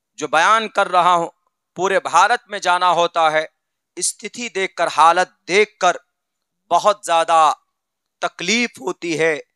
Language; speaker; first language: Hindi; native; Hindi